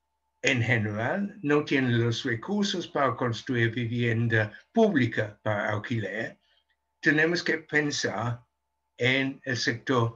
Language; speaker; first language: Spanish; non-native, fluent; English